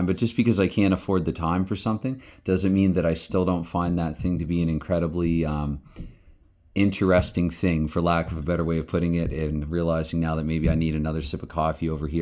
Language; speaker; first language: English; native; English